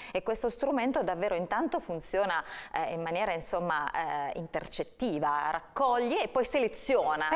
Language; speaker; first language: Italian; native; Italian